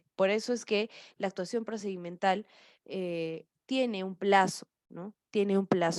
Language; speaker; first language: Spanish; native; Spanish